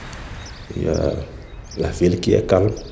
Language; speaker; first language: French; non-native, fluent; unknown